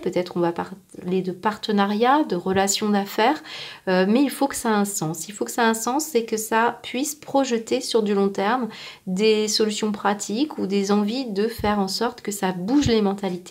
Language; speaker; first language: French; native; French